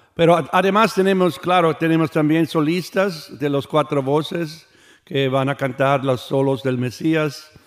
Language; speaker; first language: Spanish; non-native, learner; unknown